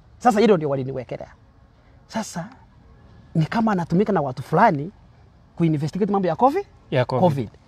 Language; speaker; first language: Swahili; non-native, local second language; Gusii